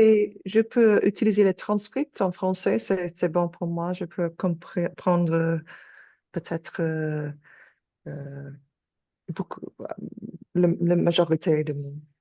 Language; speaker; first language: French; non-native, learner; English